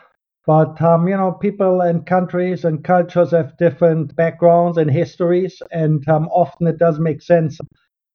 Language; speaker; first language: English; non-native, fluent; German